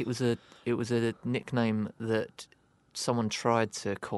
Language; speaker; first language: English; native; English